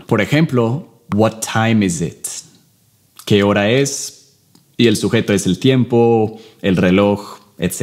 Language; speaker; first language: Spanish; non-native, fluent; English